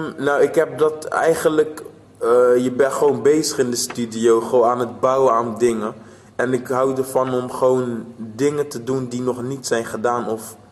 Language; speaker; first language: Dutch; native; Dutch